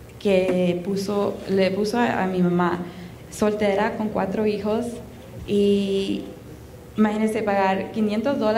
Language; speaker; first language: Spanish; early bilingual, heritage; Spanish